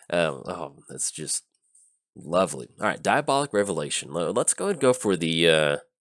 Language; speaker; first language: English; native; English